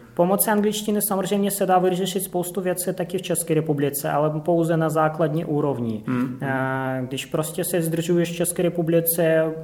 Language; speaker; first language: Czech; non-native, fluent; Russian